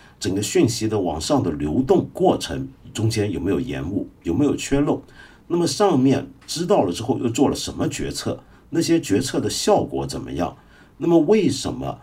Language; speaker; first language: Chinese; non-native, local second language; Cantonese